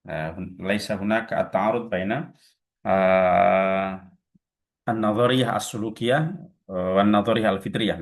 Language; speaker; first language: Arabic; non-native, fluent; Indonesian